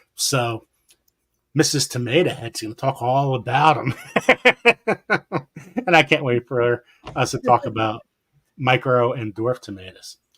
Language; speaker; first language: English; native; English